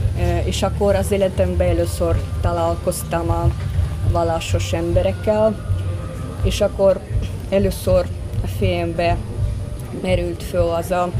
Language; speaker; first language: Hungarian; non-native, fluent; Russian